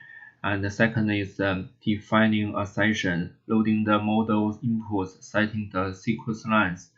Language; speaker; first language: English; non-native, learner; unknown